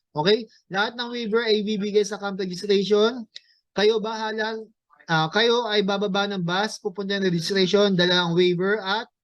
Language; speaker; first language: Filipino; native; Filipino